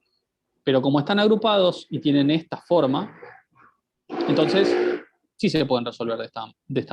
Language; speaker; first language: Spanish; native; Spanish